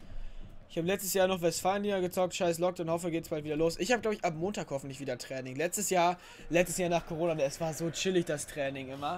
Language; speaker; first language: German; native; German